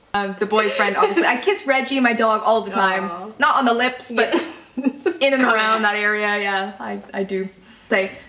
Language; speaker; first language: English; native; English